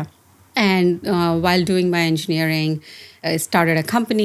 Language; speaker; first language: English; non-native, local second language; Telugu